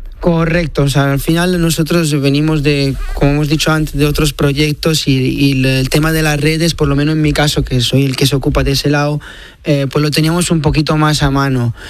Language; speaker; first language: Spanish; non-native, fluent; Italian